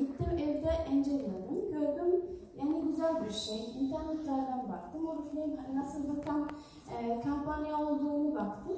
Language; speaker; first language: Turkish; non-native, learner; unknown